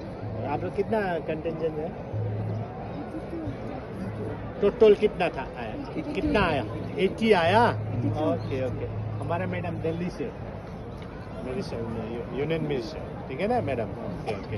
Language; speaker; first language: Hindi; non-native, local second language; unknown